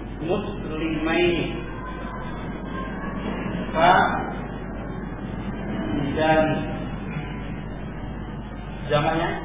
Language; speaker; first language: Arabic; non-native, fluent; Indonesian